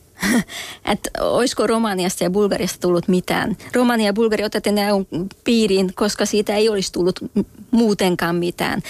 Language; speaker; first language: Finnish; non-native, fluent; Hungarian